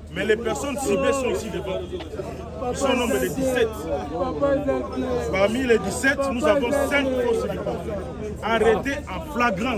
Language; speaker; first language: French; non-native, local second language; Lingala